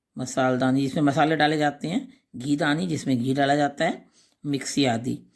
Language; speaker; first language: Hindi; native; Hindi